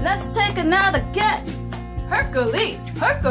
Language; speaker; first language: English; native; English